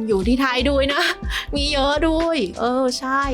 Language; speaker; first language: Thai; non-native, fluent; Vietnamese